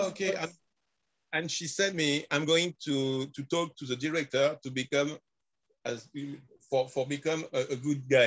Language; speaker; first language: English; non-native, learner; French